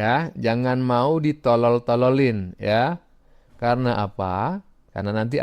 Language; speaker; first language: Indonesian; native; Indonesian